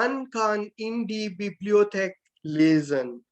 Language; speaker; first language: German; non-native, fluent; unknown